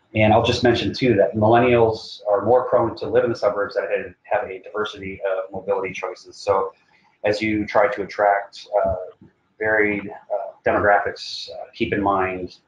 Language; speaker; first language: English; native; English